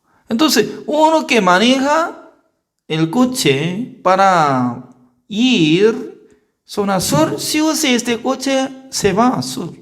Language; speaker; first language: Spanish; non-native, learner; Korean